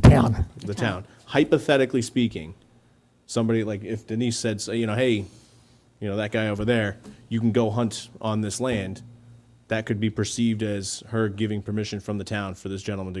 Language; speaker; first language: English; native; English